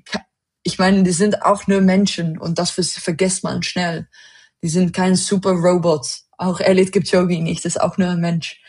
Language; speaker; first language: German; non-native, fluent; Dutch